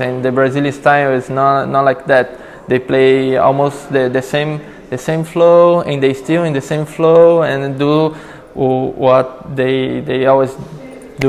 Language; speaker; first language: English; non-native, learner; Portuguese